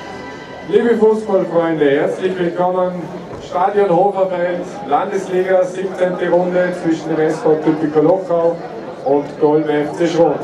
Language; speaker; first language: German; native; German